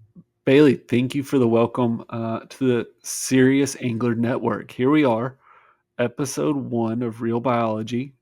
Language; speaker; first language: English; native; English